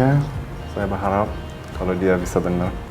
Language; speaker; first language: Indonesian; early bilingual, heritage; German